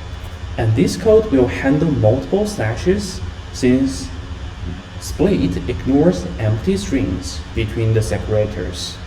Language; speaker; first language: English; non-native, fluent; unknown